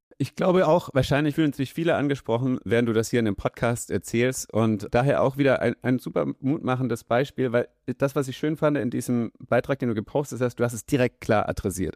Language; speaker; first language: German; native; German